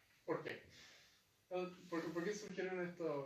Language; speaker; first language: Spanish; native; Spanish